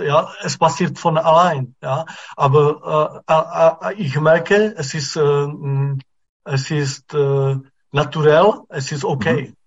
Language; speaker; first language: German; non-native, fluent; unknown